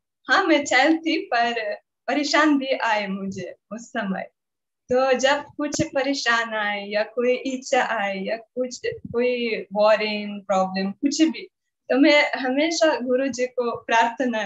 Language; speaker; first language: Hindi; non-native, learner; Russian